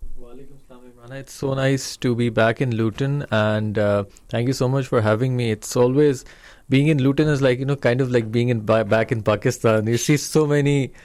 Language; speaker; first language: English; non-native, local second language; Urdu